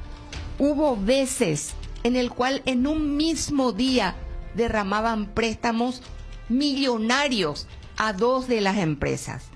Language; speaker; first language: Spanish; native; Spanish